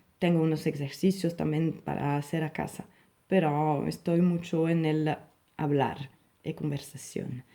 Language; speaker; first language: Spanish; non-native, fluent; French